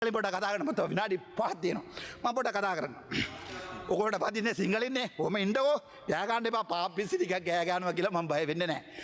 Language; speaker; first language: Sinhala; non-native, local second language; Tamil